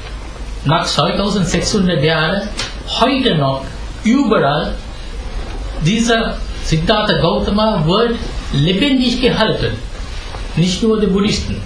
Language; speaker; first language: German; non-native, fluent; Sinhala